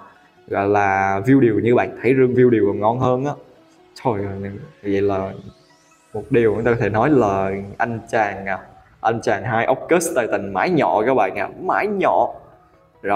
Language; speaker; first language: Vietnamese; native; Vietnamese